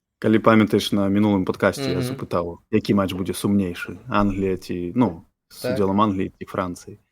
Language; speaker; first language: Belarusian; non-native, local second language; Russian